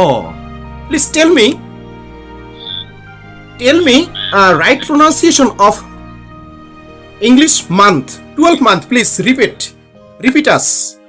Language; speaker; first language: English; non-native, learner; Bangla